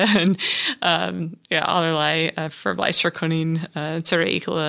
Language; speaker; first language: Dutch; non-native, learner; English